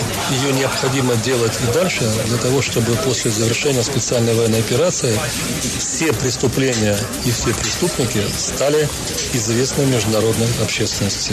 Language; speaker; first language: Russian; native; Russian